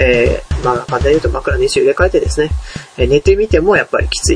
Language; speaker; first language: Japanese; native; Japanese